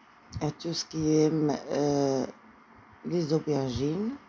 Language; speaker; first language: French; non-native, fluent; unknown